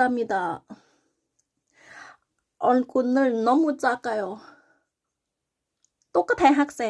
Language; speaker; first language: Korean; non-native, learner; Thai